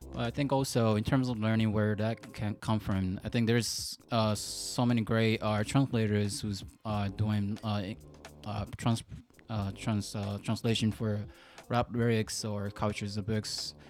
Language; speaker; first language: English; non-native, fluent; Japanese